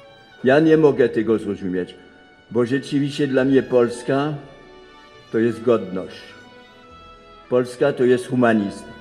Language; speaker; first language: Polish; non-native, fluent; French